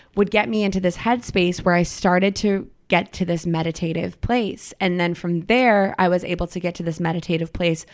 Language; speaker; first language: English; native; English